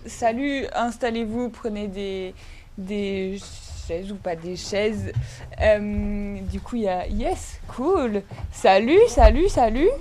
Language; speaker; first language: French; native; French